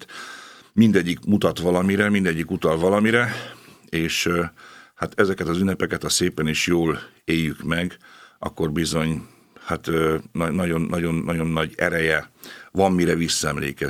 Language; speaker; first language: Hungarian; native; Hungarian